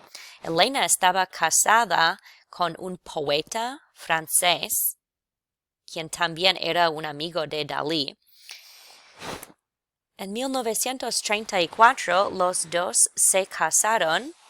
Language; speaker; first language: Spanish; non-native, fluent; English